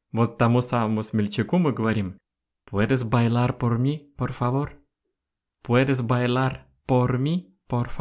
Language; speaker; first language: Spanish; non-native, fluent; Russian